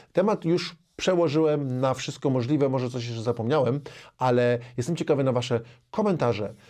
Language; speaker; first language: Polish; native; Polish